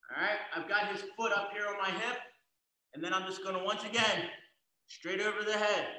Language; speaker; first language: English; native; English